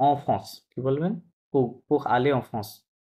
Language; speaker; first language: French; non-native, fluent; Bangla